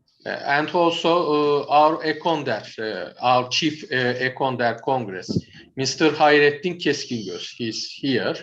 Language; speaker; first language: English; non-native, learner; Turkish